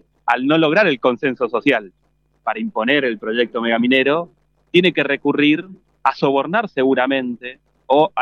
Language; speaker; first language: Spanish; native; Spanish